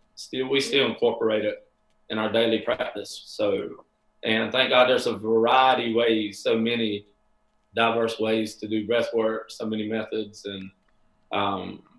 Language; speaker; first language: English; native; English